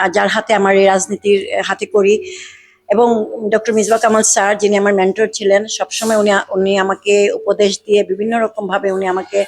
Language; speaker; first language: Bangla; native; Bangla